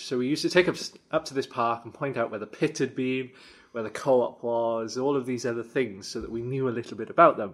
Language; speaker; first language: English; native; English